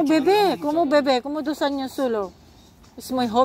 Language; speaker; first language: Spanish; non-native, learner; Filipino